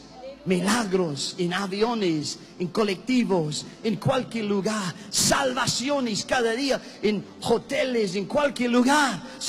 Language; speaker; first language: Spanish; non-native, learner; English